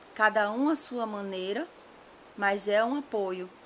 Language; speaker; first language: Portuguese; native; Portuguese